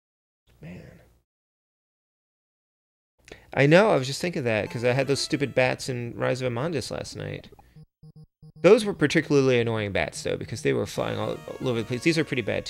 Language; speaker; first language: English; native; English